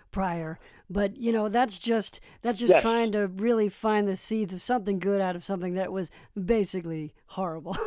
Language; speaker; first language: English; early bilingual, other home language; Polish